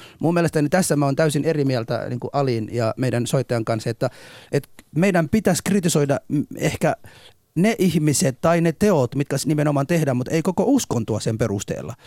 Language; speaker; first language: Finnish; non-native, fluent; Somali